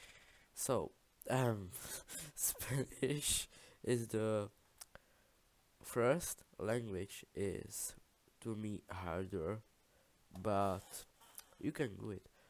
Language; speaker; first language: English; non-native, learner; Czech